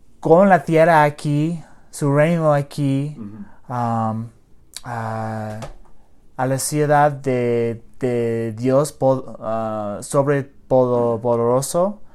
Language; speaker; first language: Spanish; early bilingual, heritage; English